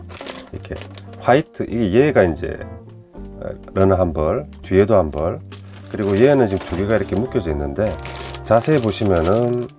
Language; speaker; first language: Korean; native; Korean